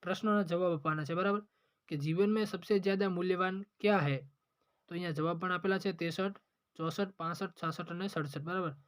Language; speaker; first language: Hindi; non-native, local second language; Gujarati